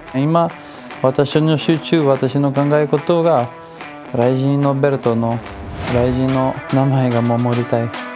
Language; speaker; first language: Japanese; non-native, learner; Portuguese